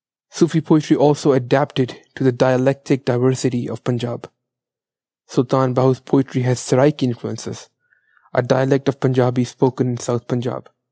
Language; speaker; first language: English; non-native, local second language; Punjabi